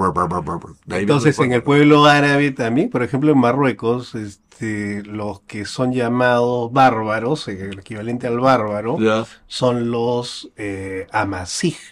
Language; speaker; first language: Spanish; native; Spanish